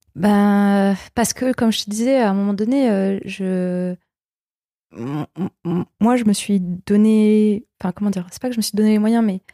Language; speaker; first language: French; native; French